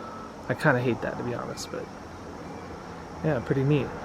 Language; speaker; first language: English; native; English